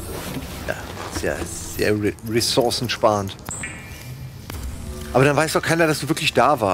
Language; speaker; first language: German; native; German